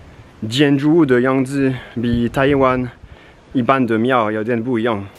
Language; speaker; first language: Chinese; non-native, fluent; French